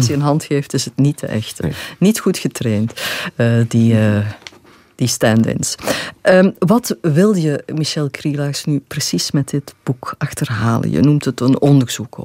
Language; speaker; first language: Dutch; native; Dutch